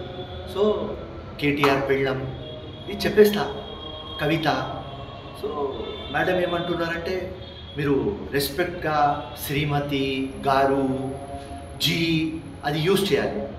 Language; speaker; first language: Telugu; non-native, local second language; Urdu